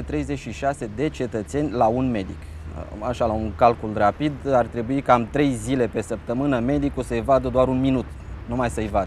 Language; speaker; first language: Romanian; native; Romanian